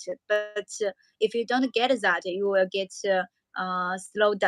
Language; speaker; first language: English; non-native, learner; Chinese